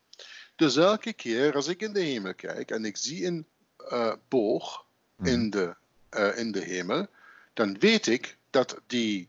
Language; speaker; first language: Dutch; non-native, fluent; German